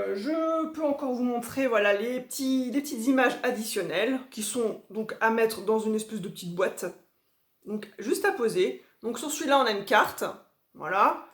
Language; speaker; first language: French; native; French